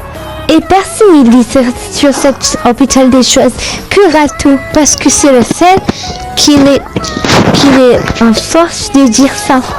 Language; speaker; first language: French; non-native, learner; Arabic